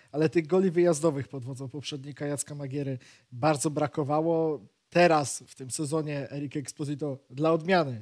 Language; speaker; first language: Polish; native; Polish